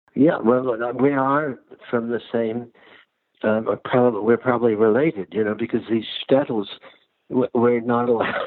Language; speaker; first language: English; early bilingual, other home language; Ukrainian